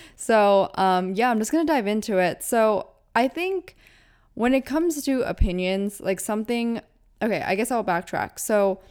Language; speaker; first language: English; native; English